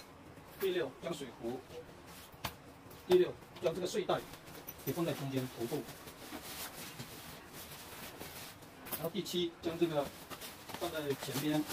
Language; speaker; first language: Chinese; non-native, local second language; Cantonese